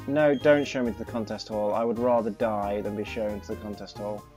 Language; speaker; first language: English; native; English